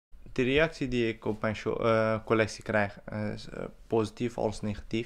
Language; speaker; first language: Dutch; early bilingual, other home language; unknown